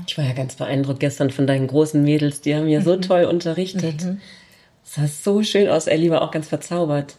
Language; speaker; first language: German; native; German